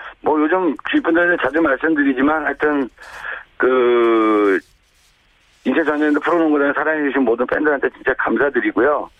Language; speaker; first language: Korean; native; Korean